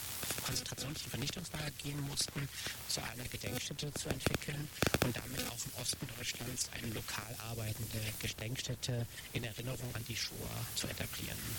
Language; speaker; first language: German; native; German